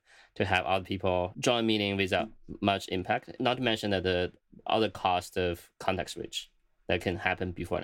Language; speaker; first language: English; non-native, fluent; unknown